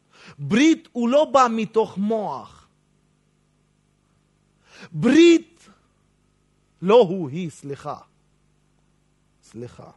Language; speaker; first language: Hebrew; non-native, fluent; Russian